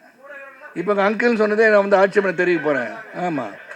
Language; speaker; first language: Tamil; native; Tamil